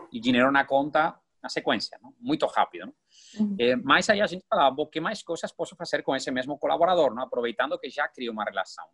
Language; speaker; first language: Portuguese; non-native, fluent; Spanish